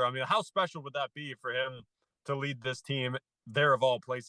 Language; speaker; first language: English; native; English